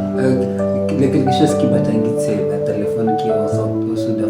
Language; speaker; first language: French; non-native, learner; Kalenjin